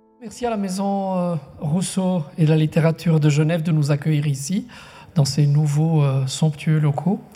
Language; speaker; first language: French; non-native, local second language; Italian